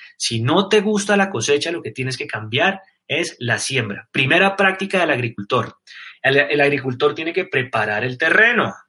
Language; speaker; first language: Spanish; native; Spanish